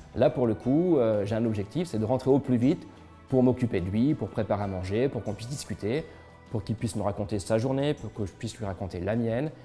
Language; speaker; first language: French; native; French